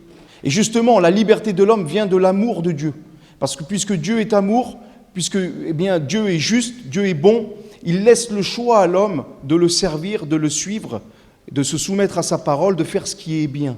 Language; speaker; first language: French; native; French